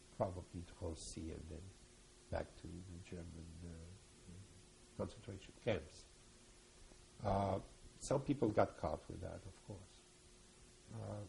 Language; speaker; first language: English; early bilingual, other home language; French